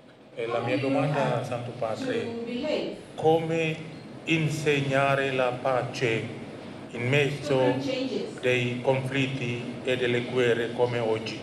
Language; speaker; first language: Italian; non-native, learner; Indonesian